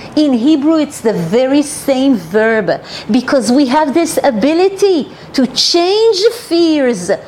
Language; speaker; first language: English; non-native, fluent; Hebrew